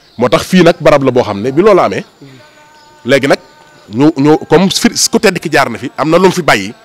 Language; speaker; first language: Wolof; native; Wolof